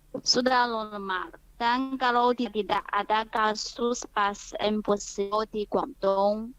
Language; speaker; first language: Indonesian; non-native, fluent; Chinese